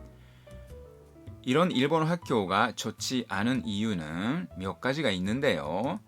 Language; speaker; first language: Korean; non-native, fluent; Japanese